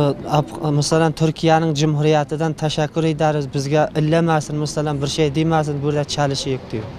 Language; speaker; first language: Turkish; non-native, learner; Uzbek